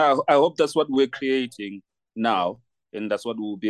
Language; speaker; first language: English; non-native, local second language; Shona